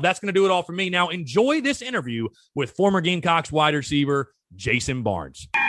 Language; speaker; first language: English; native; English